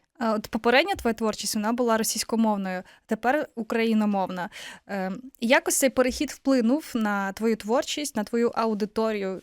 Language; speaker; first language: Ukrainian; native; Ukrainian